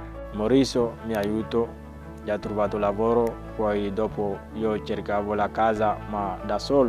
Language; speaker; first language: Italian; non-native, learner; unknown